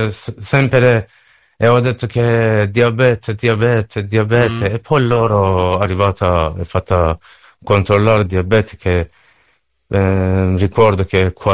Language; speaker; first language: Italian; non-native, learner; Persian